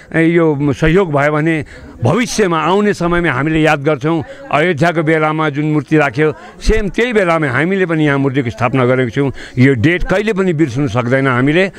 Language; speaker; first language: Nepali; native; Nepali